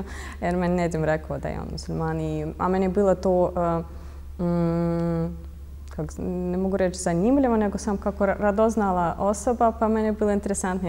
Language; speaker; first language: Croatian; non-native, fluent; Russian